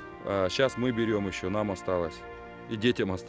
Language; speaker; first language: Russian; native; Russian